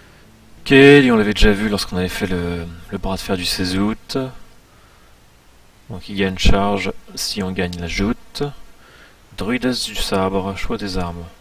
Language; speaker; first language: French; native; French